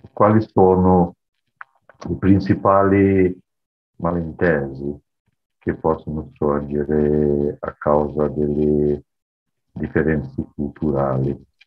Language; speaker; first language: Italian; non-native, learner; Portuguese